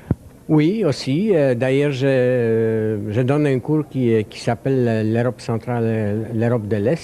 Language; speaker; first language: French; non-native, fluent; Polish